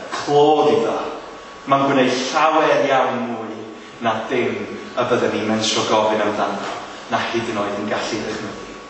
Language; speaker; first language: Welsh; native; Welsh